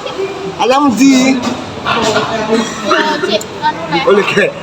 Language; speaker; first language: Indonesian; non-native, local second language; Javanese